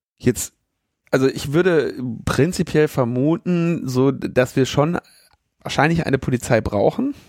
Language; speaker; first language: German; native; German